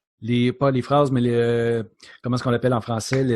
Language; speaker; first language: French; native; French